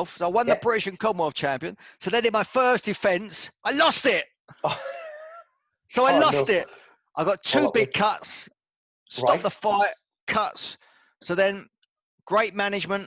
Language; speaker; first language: English; native; English